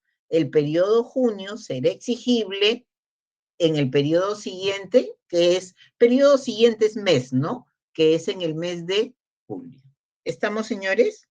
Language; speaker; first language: Spanish; native; Spanish